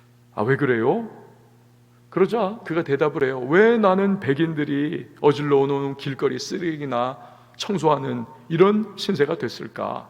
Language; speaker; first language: Korean; native; Korean